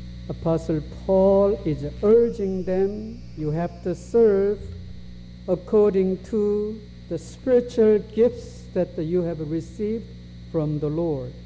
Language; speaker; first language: English; non-native, fluent; Korean